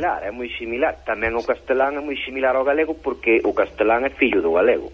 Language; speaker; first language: Galician; native; Galician